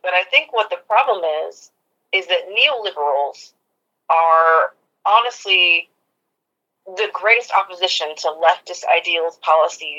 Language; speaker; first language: English; native; English